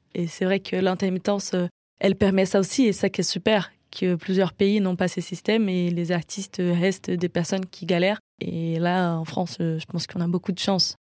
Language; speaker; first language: French; non-native, fluent; Portuguese